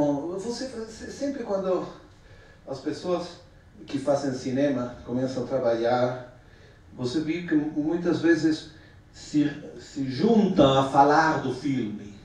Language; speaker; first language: Portuguese; non-native, fluent; Spanish